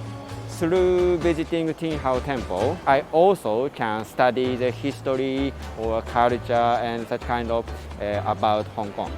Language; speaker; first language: English; non-native, learner; Japanese